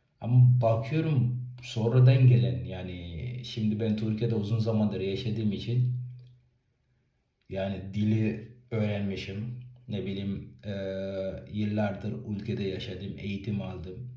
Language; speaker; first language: Turkish; non-native, fluent; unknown